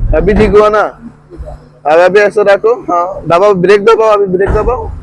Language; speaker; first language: Hindi; non-native, fluent; Bangla